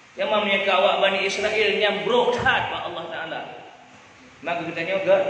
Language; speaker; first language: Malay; non-native, local second language; Achinese